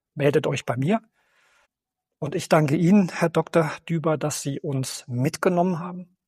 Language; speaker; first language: German; native; German